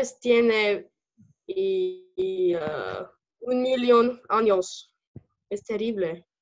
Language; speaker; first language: Spanish; non-native, learner; English